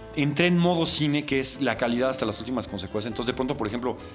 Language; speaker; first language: Spanish; native; Spanish